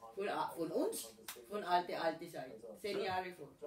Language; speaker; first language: German; non-native, learner; Filipino